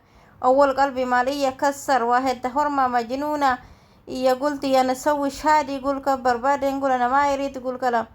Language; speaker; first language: Arabic; non-native, learner; Oromo